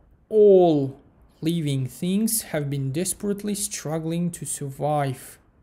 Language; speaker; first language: English; non-native, fluent; Kazakh